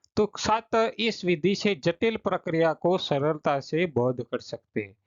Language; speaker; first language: Hindi; non-native, local second language; Gujarati